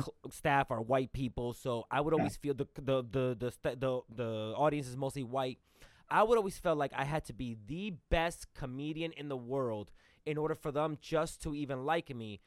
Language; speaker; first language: English; early bilingual, other home language; Spanish